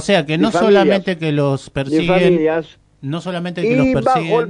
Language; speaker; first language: Spanish; native; Spanish